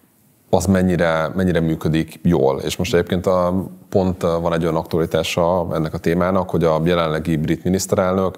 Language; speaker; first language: Hungarian; native; Hungarian